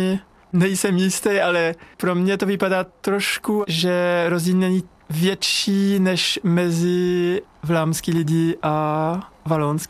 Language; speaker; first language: Czech; non-native, learner; French